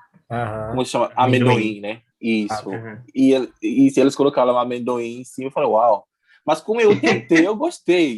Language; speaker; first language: Portuguese; non-native, learner; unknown